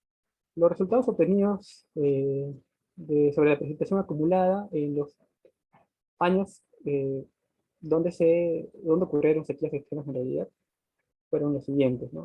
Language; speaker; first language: Spanish; native; Spanish